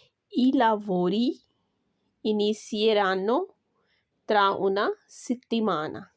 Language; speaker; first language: Italian; non-native, fluent; Urdu